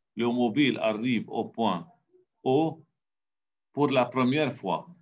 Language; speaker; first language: French; non-native, local second language; Arabic